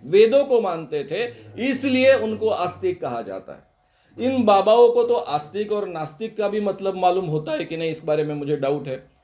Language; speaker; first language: Hindi; non-native, local second language; Marathi